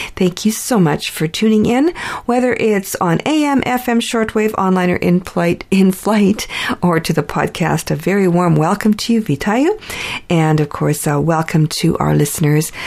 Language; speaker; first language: English; early bilingual, other home language; Ukrainian